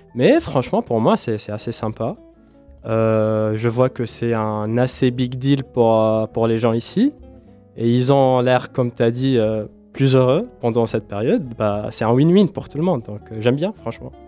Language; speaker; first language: French; non-native, local second language; Arabic